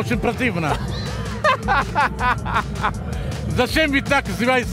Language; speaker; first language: Russian; non-native, learner; Italian